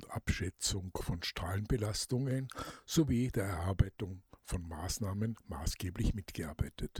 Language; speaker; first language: German; native; German